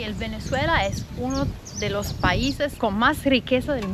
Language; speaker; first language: Spanish; non-native, learner; Italian